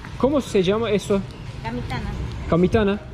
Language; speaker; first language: Spanish; non-native, learner; Turkish